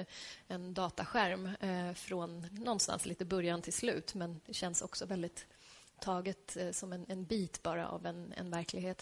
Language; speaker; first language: Swedish; native; Swedish